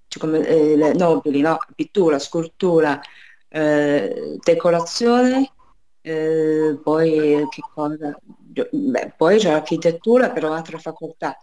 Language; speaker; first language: Italian; non-native, fluent; Chinese